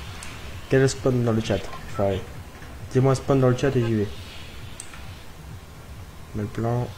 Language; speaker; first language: French; native; French